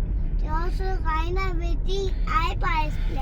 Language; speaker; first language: Danish; early bilingual, other home language; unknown